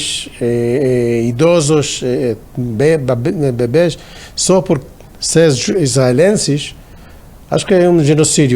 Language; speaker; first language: Portuguese; non-native, fluent; Hebrew